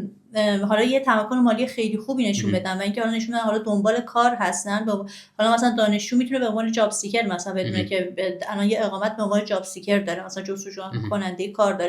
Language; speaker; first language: Persian; native; Persian